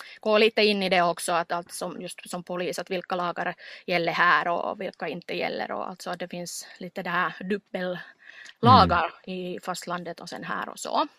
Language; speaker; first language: Swedish; non-native, local second language; Finnish